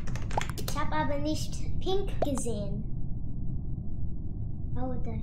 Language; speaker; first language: German; non-native, learner; English